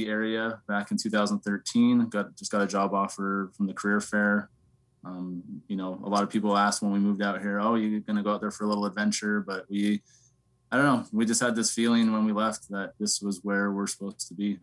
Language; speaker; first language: English; native; English